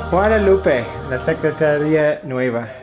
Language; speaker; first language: Spanish; non-native, learner; English